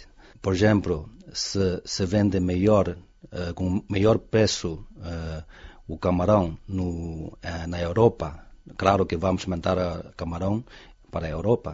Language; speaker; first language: Portuguese; non-native, fluent; Chinese